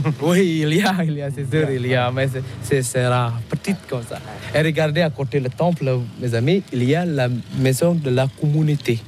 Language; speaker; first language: French; non-native, learner; Balinese